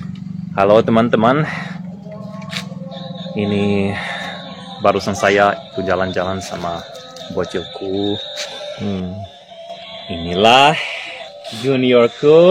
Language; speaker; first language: Indonesian; non-native, fluent; English